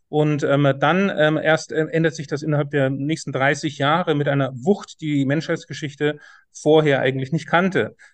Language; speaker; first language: German; native; German